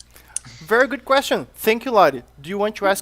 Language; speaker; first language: English; non-native, fluent; Portuguese